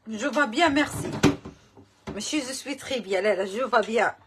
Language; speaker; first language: French; non-native, learner; Arabic